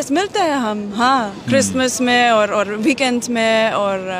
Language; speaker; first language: Hindi; non-native, learner; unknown